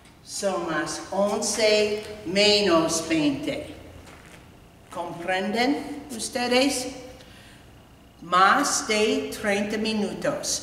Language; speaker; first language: Spanish; non-native, fluent; English